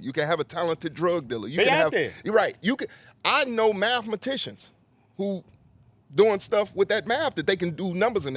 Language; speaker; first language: English; native; English